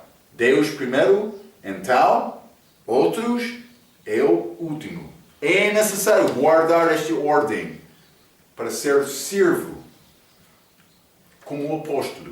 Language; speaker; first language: Portuguese; non-native, learner; English